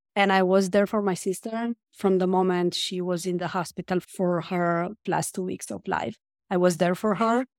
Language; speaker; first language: English; non-native, fluent; Romanian